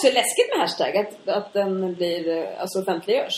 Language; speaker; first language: Swedish; native; Swedish